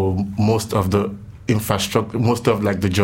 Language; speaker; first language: English; non-native, local second language; Igbo